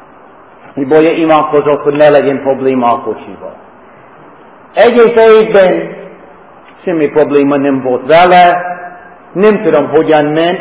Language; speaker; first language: Hungarian; non-native, fluent; English